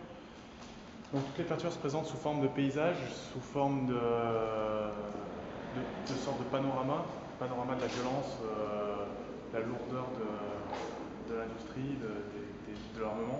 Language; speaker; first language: French; native; French